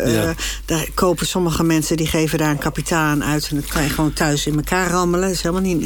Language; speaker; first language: Dutch; native; Dutch